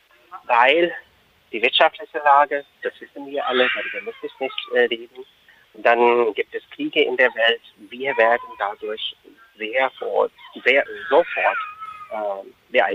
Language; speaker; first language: German; non-native, fluent; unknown